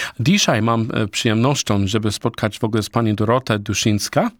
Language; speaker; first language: Polish; non-native, learner; English